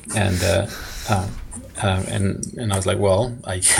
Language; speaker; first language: English; non-native, fluent; Swedish